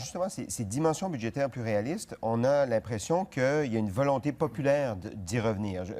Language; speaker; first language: French; native; French